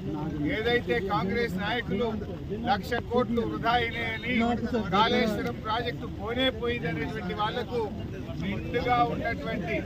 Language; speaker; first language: Telugu; native; Telugu